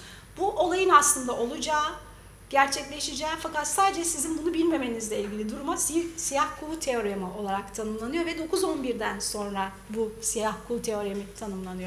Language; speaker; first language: Turkish; native; Turkish